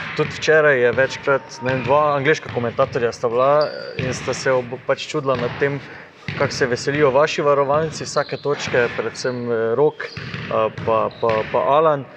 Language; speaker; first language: Slovenian; native; Slovenian